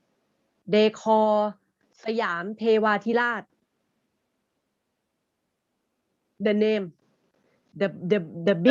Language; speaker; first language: English; non-native, learner; Thai